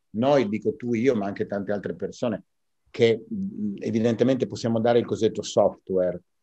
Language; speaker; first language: Italian; native; Italian